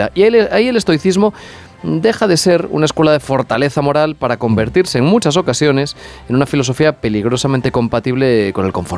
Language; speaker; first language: Spanish; native; Spanish